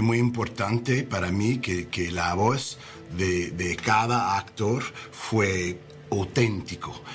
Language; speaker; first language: Spanish; non-native, learner; English